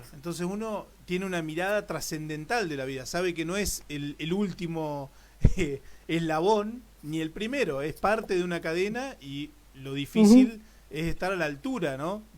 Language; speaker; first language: Spanish; native; Spanish